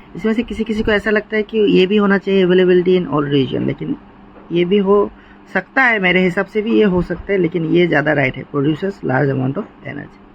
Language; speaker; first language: Hindi; non-native, local second language; Assamese